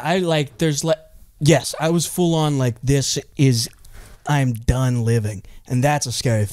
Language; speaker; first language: English; native; English